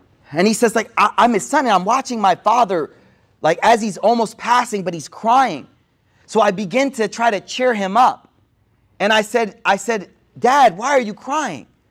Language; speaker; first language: English; native; English